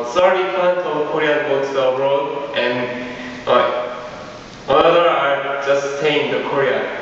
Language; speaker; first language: English; non-native, learner; Korean